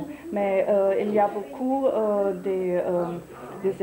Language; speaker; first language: French; non-native, learner; German